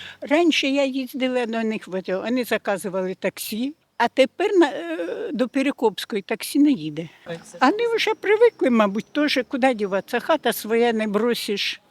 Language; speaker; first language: Ukrainian; non-native, local second language; Russian